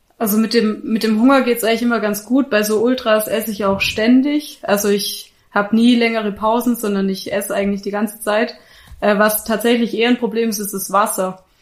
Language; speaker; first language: German; native; German